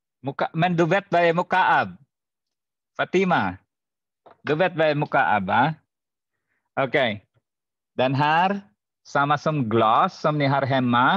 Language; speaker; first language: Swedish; non-native, fluent; Arabic